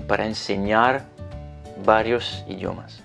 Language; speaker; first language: Spanish; non-native, fluent; French